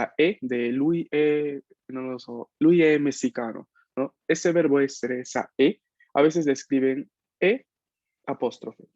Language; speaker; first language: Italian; non-native, fluent; Spanish